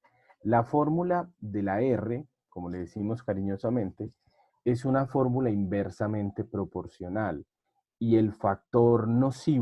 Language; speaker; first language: Spanish; native; Spanish